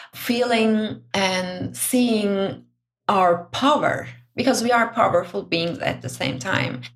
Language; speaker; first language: English; non-native, fluent; Turkish